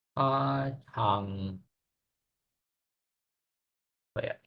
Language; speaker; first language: Chinese; non-native, learner; Indonesian